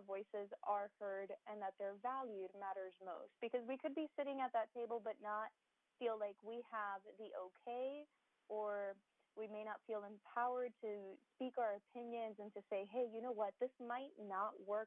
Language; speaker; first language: English; native; English